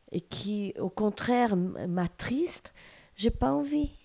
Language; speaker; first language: French; non-native, fluent; Portuguese